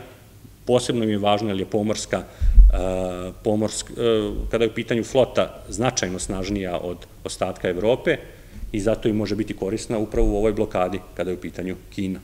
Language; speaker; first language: Serbian; native; Serbian